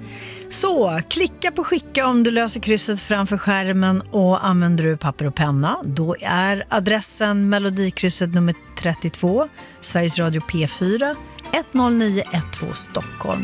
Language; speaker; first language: Swedish; native; Swedish